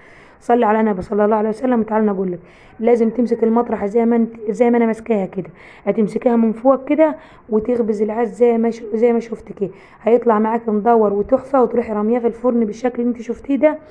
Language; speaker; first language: Arabic; native; Arabic